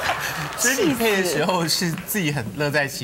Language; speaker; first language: Chinese; native; Chinese